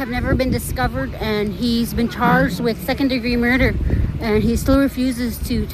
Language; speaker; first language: English; native; English